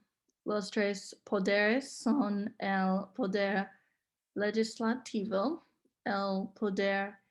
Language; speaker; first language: Spanish; non-native, learner; English